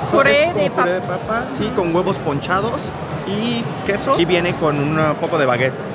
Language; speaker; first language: Spanish; native; Spanish